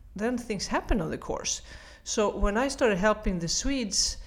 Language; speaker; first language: English; non-native, fluent; Swedish